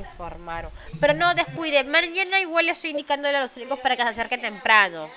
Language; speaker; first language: Spanish; native; Spanish